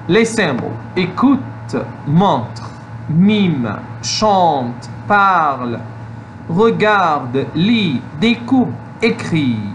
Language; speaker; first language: French; non-native, fluent; Arabic